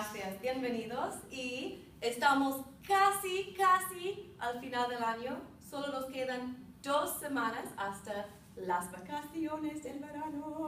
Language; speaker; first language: Spanish; non-native, fluent; English